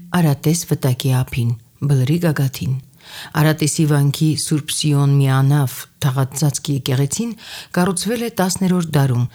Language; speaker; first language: Armenian; native; Armenian